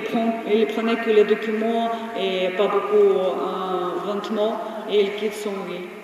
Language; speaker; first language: French; non-native, learner; Ukrainian